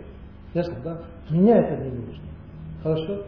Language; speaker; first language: Russian; non-native, learner; Tibetan